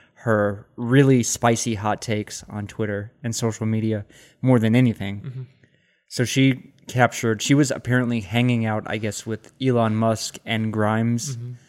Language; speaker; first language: English; native; English